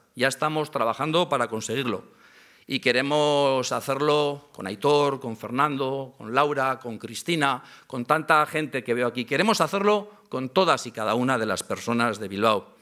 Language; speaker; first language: Spanish; native; Spanish